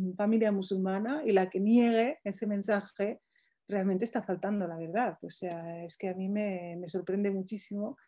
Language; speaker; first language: Spanish; non-native, fluent; Arabic